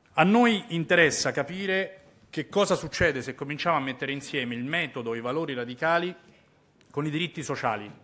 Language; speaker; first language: Italian; native; Italian